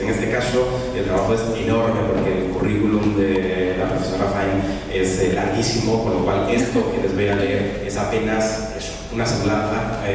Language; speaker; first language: Spanish; native; Spanish